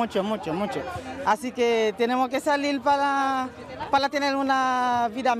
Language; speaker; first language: Spanish; non-native, learner; Haitian Creole